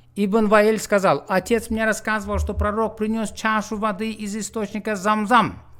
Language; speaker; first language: Russian; non-native, local second language; Kyrgyz